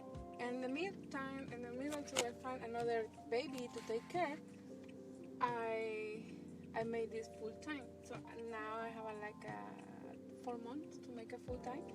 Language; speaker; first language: English; non-native, learner; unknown